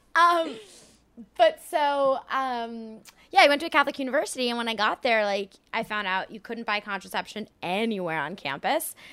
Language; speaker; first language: English; early bilingual, other home language; French